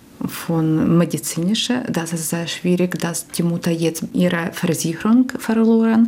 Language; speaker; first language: German; non-native, learner; Ukrainian